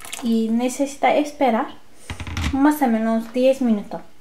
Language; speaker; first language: Spanish; non-native, learner; Turkish